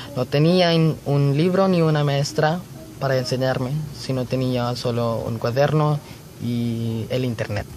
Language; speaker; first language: Spanish; non-native, learner; Filipino